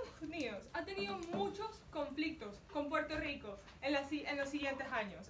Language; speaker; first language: Spanish; early bilingual, heritage; Spanish